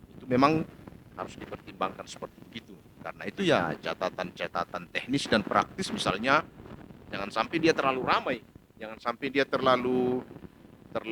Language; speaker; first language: Indonesian; native; Indonesian